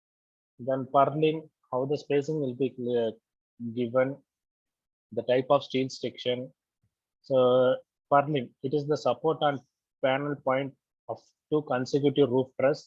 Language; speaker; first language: English; non-native, local second language; Tamil